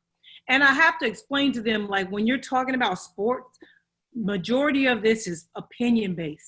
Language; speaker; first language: English; native; English